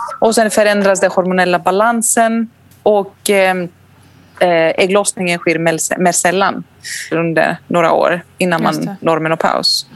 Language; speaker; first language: Swedish; non-native, fluent; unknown